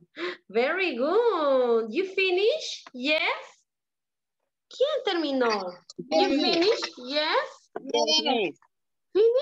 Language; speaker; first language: English; non-native, learner; Spanish